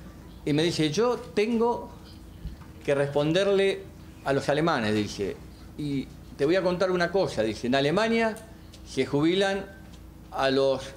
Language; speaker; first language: Spanish; native; Spanish